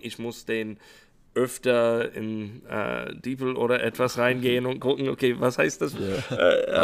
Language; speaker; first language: German; non-native, fluent; English